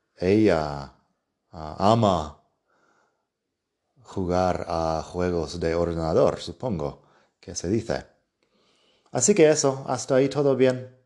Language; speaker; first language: Spanish; non-native, fluent; English